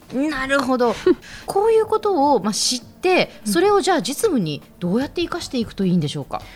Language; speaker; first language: Japanese; non-native, fluent; Korean